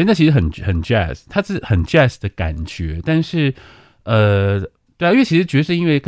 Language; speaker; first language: Chinese; native; Chinese